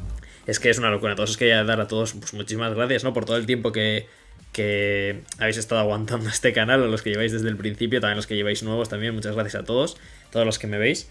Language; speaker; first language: Spanish; native; Spanish